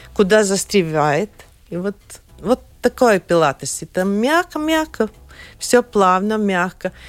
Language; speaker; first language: Russian; non-native, learner; Latvian